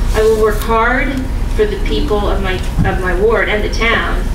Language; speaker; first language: English; native; English